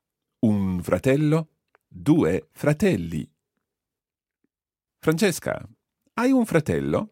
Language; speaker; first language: Italian; non-native, fluent; English